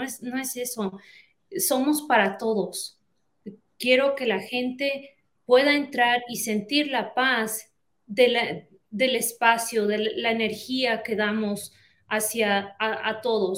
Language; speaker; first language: Spanish; early bilingual, heritage; Spanish